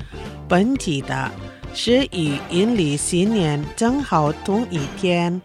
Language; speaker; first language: Chinese; non-native, local second language; Indonesian